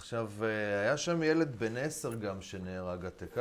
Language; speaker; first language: Hebrew; native; Hebrew